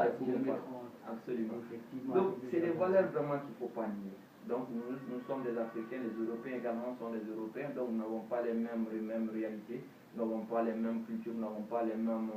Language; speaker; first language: French; non-native, local second language; Bambara